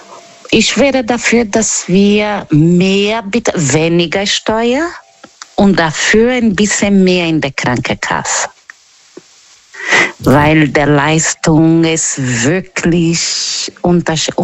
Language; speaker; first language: German; non-native, learner; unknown